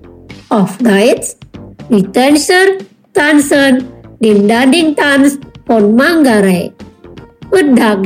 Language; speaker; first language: German; non-native, fluent; Indonesian